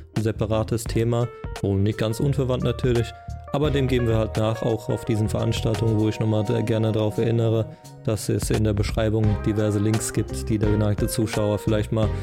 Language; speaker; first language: German; native; German